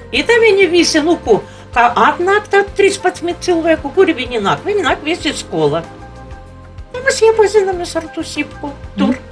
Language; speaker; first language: Latvian; non-native, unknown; Ukrainian